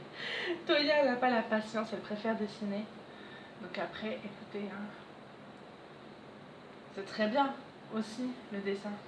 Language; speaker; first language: French; native; French